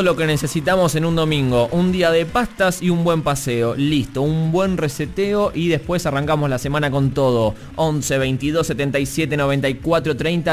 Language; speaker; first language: Spanish; native; Spanish